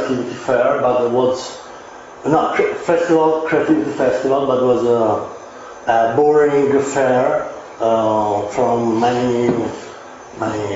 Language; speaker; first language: English; non-native, learner; Italian